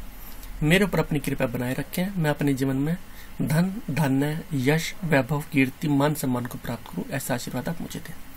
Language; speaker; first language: Hindi; native; Hindi